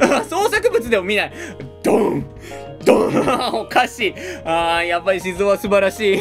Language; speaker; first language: Japanese; native; Japanese